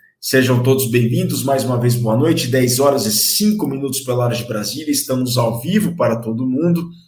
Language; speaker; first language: Portuguese; native; Portuguese